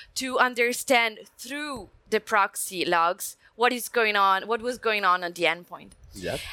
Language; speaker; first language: English; non-native, fluent; Italian